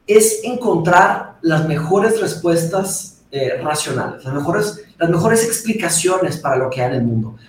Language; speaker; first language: Spanish; early bilingual, other home language; Portuguese